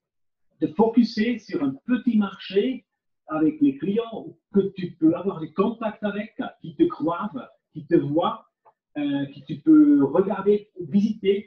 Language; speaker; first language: French; non-native, fluent; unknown